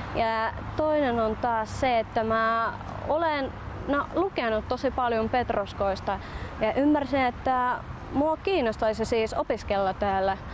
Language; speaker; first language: Finnish; non-native, fluent; Russian